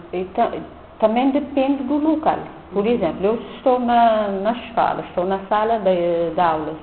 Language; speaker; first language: Portuguese; non-native, local second language; Kabuverdianu